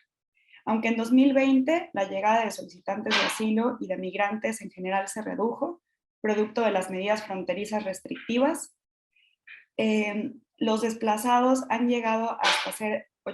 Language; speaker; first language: Spanish; native; Spanish